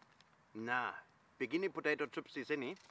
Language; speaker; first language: Indonesian; non-native, fluent; German